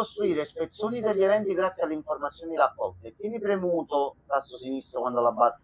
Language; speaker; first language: Italian; native; Italian